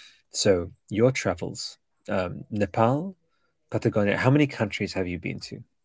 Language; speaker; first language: English; early bilingual, other home language; Italian